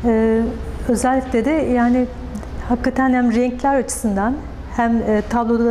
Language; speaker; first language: Turkish; native; Turkish